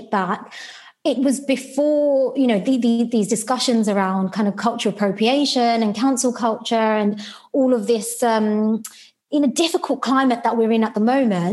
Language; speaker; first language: English; non-native, local second language; Sylheti